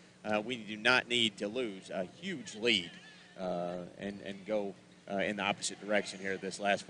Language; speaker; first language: English; native; English